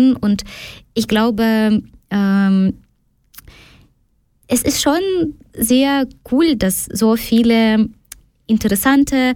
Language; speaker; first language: German; non-native, fluent; Ukrainian